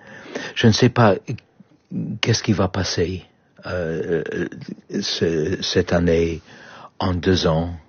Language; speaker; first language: French; non-native, learner; Polish